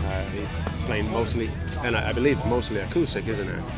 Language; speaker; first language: English; non-native, fluent; Portuguese